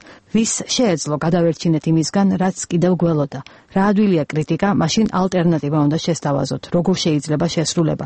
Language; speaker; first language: Georgian; native; Georgian